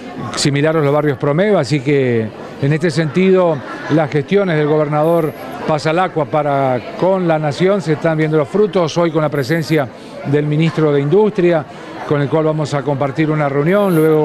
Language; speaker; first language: Spanish; native; Spanish